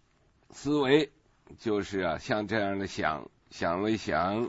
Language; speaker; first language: Chinese; native; Chinese